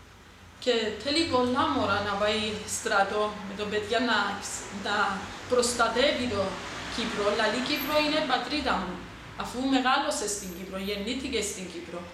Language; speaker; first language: Greek; non-native, learner; Persian